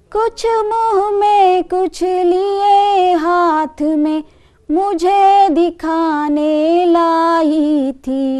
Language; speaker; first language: Hindi; non-native, local second language; Kannada